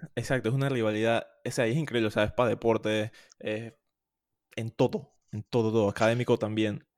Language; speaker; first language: Spanish; native; Spanish